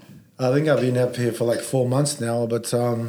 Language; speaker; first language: English; native; English